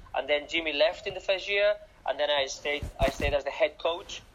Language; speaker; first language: English; non-native, fluent; Catalan